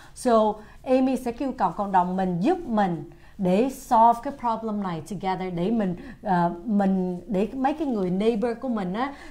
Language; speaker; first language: Vietnamese; early bilingual, heritage; Vietnamese